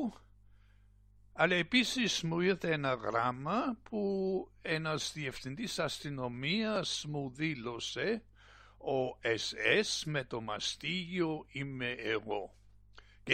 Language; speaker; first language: Greek; non-native, fluent; German